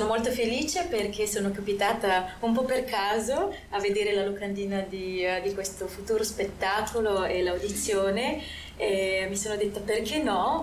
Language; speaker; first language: Italian; non-native, fluent; Bulgarian